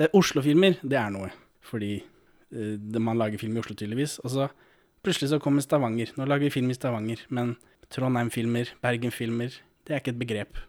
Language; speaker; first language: Norwegian; native; Norwegian